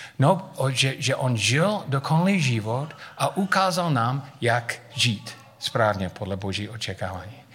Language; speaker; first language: Czech; non-native, fluent; English